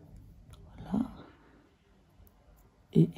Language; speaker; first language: French; native; French